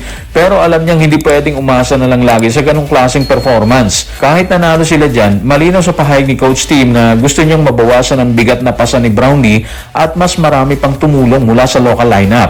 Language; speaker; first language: Filipino; native; Filipino